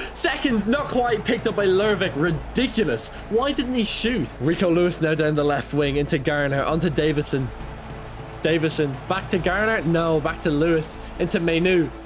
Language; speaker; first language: English; native; English